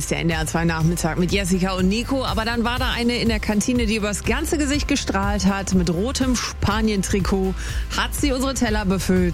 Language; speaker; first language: German; native; German